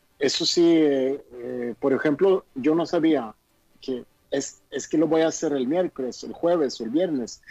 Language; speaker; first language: Spanish; non-native, fluent; Swedish